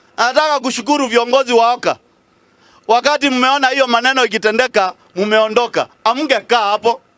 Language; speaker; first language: Swahili; non-native, local second language; Luyia